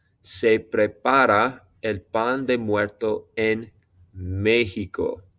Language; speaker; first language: Spanish; non-native, fluent; English